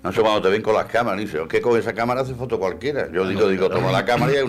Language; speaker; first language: Spanish; native; Spanish